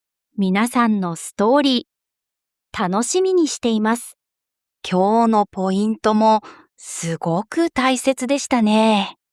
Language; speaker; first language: Japanese; non-native, fluent; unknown